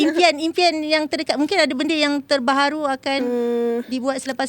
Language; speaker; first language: Malay; native; Malay